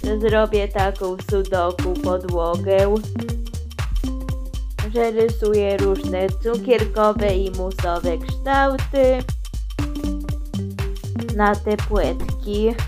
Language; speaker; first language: Polish; early bilingual, heritage; Polish